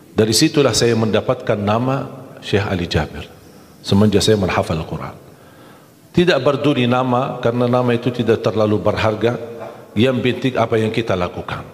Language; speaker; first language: Malay; non-native, fluent; Arabic